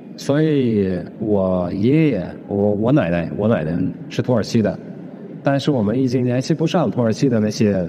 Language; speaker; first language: Chinese; non-native, fluent; Russian